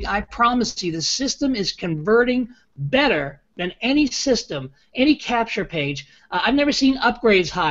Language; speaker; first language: English; native; English